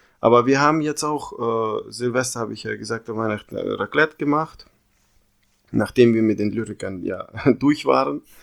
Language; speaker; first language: German; early bilingual, other home language; Russian